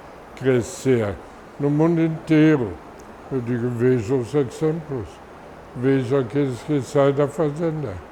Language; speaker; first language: Portuguese; non-native, fluent; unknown